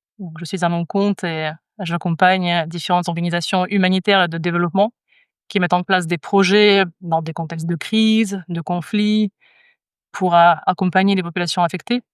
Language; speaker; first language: French; non-native, fluent; Russian